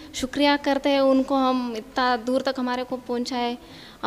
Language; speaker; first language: Hindi; non-native, local second language; Kannada